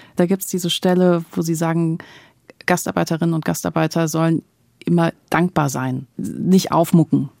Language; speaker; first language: German; native; German